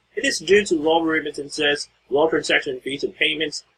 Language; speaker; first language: English; non-native, local second language; Filipino